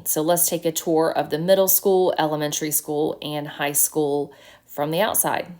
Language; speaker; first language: English; native; English